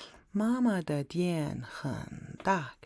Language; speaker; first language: Chinese; non-native, fluent; Mongolian